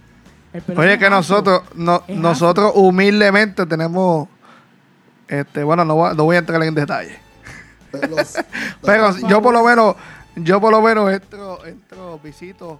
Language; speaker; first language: Spanish; native; Spanish